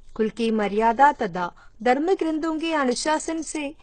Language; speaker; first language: Hindi; non-native, local second language; Malayalam